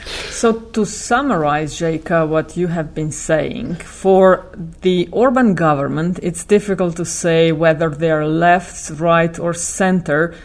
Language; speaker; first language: English; non-native, fluent; Slovenian